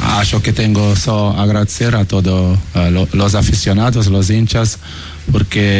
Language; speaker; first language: Spanish; non-native, fluent; Portuguese